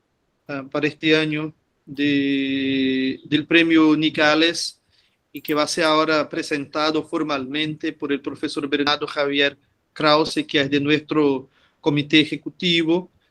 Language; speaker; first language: Spanish; non-native, fluent; Portuguese